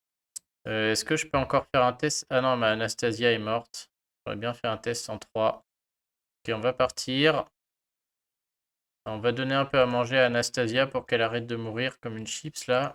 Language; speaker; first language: French; native; French